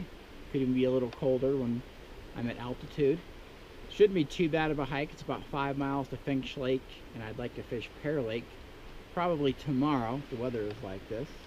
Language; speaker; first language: English; native; English